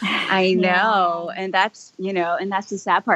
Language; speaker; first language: English; native; English